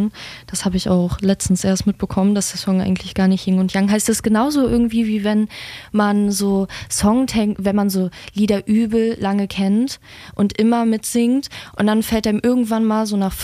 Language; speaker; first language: German; native; German